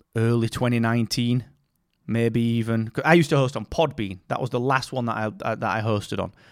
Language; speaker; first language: English; native; English